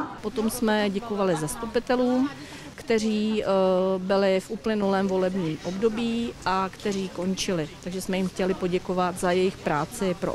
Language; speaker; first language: Czech; native; Czech